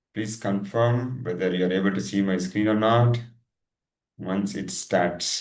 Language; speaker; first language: English; non-native, local second language; Kannada